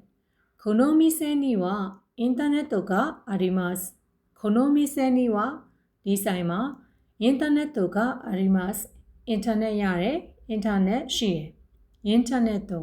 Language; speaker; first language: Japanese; non-native, fluent; Burmese